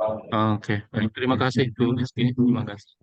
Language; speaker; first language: Indonesian; native; Indonesian